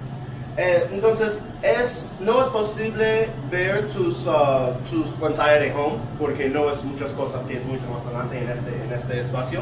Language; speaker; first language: Spanish; non-native, learner; English